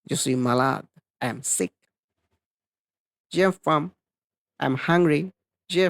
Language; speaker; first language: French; non-native, fluent; Bangla